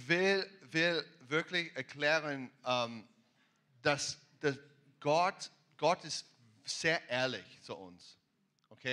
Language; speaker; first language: German; non-native, fluent; English